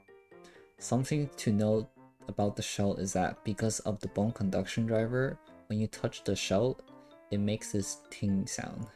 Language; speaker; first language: English; non-native, fluent; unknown